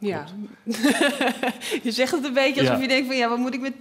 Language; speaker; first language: Dutch; native; Dutch